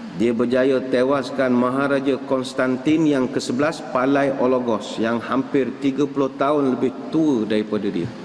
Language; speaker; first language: Malay; native; Malay